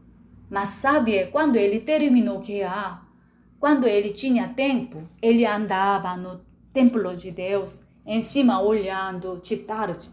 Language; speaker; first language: Portuguese; non-native, learner; Korean